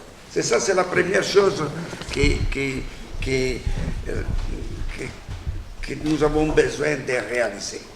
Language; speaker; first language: French; non-native, fluent; Italian